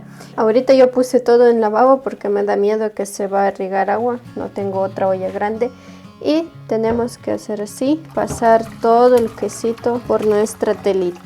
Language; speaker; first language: Spanish; non-native, fluent; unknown